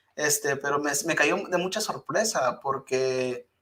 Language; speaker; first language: Spanish; early bilingual, heritage; Spanish